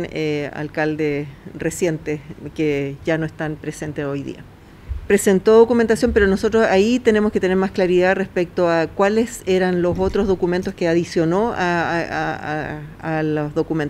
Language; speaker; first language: Spanish; native; Spanish